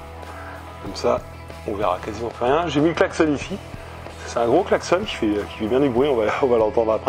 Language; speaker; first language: French; native; French